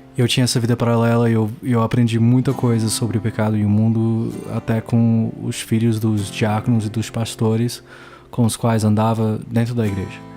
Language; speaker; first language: Portuguese; early bilingual, heritage; English